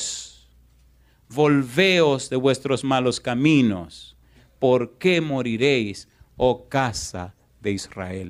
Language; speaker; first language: Spanish; native; Spanish